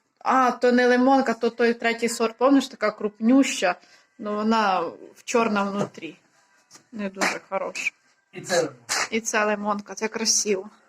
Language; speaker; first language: Ukrainian; native; Ukrainian